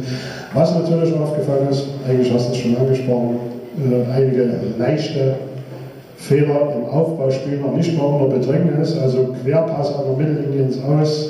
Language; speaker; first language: German; native; German